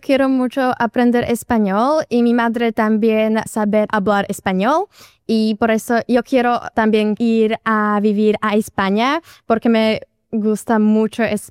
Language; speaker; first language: Spanish; non-native, learner; Slovak